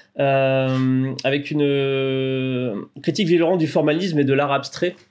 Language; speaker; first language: French; native; French